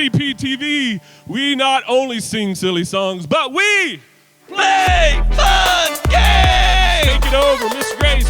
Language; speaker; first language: English; native; English